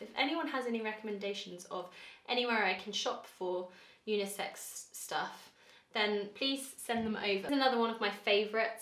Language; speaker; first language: English; native; English